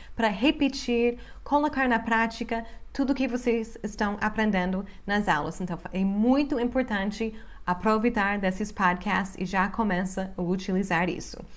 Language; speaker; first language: Portuguese; non-native, fluent; English